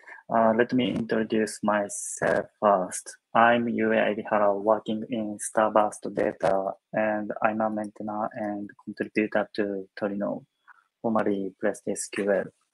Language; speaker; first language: English; non-native, fluent; Japanese